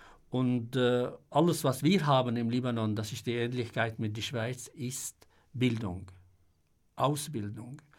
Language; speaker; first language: German; non-native, fluent; Arabic